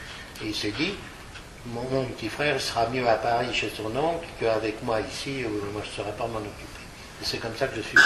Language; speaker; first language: French; early bilingual, other home language; Polish